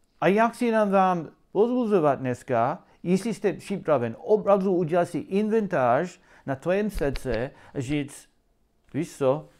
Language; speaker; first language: Czech; non-native, learner; English